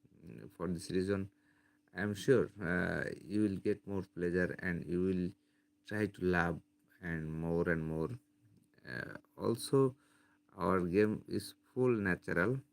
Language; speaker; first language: English; non-native, local second language; Bangla